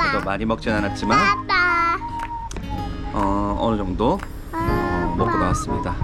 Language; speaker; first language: Korean; native; Korean